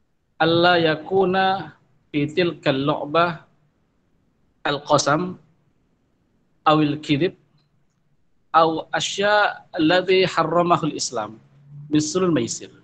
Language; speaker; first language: Arabic; non-native, fluent; Indonesian